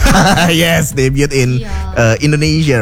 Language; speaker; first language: English; non-native, fluent; Indonesian